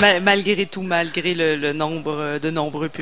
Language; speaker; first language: French; native; French